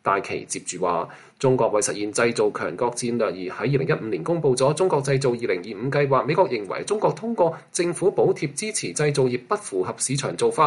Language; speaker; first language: Chinese; non-native, local second language; Cantonese